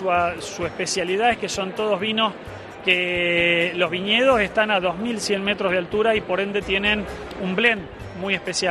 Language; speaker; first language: Spanish; native; Spanish